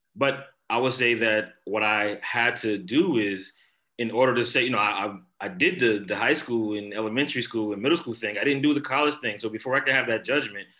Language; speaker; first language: English; native; English